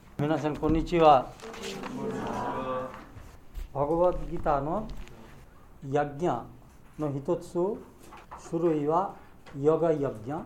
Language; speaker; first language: Japanese; non-native, learner; Bangla